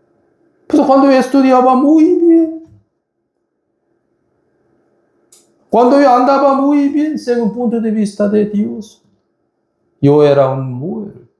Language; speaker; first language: Spanish; non-native, fluent; Korean